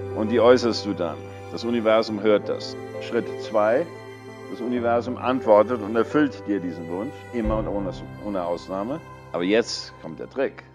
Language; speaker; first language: German; early bilingual, other home language; English